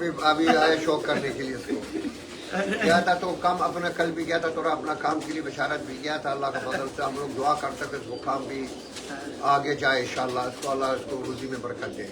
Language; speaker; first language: Hindi; non-native, learner; Arabic